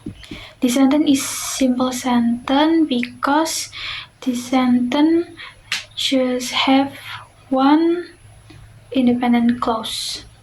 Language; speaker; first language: English; non-native, learner; Indonesian